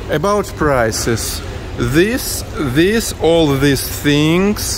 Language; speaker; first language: English; non-native, learner; Russian